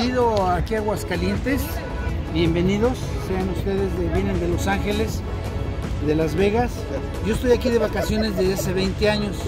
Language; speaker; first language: Spanish; native; Spanish